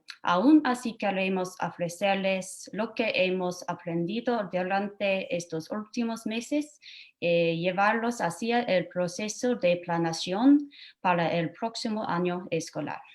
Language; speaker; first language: Spanish; non-native, fluent; English